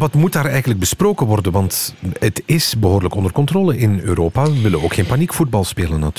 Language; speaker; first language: Dutch; native; Dutch